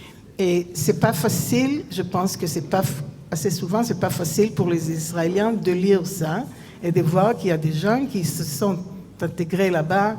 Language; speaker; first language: French; non-native, fluent; Hebrew